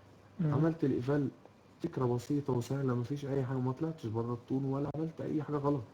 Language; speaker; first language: Arabic; native; Arabic